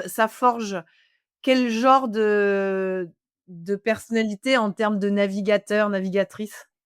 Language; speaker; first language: French; native; French